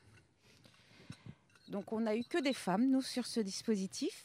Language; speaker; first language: French; native; French